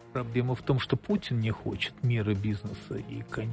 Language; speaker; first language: Polish; non-native, learner; Russian